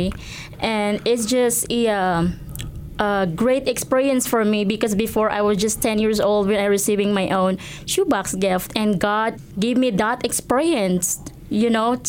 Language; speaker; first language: English; non-native, local second language; Cebuano